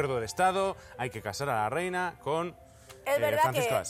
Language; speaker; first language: Spanish; native; Spanish